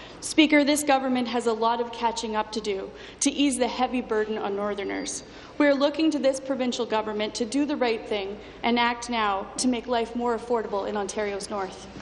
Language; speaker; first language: English; native; English